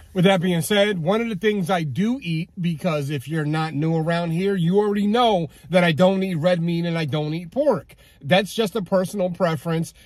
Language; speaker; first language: English; native; English